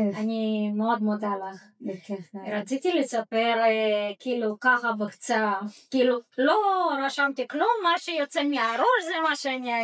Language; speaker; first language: Hebrew; non-native, fluent; Russian